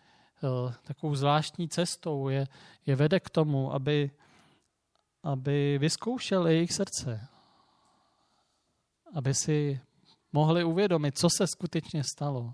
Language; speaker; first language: Czech; native; Czech